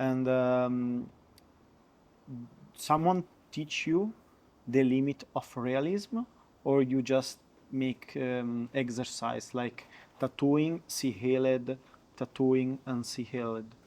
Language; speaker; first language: English; non-native, learner; Italian